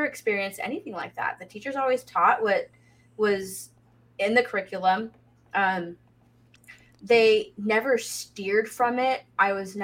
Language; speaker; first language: English; native; English